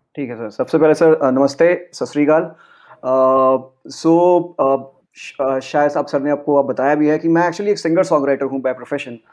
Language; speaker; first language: Hindi; non-native, local second language; Punjabi